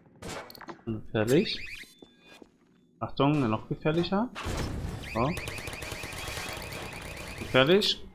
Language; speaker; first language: German; native; German